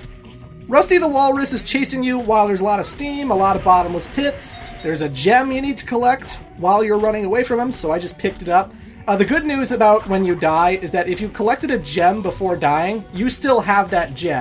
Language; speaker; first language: English; native; English